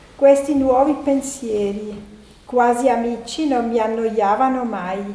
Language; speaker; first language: Italian; non-native, fluent; German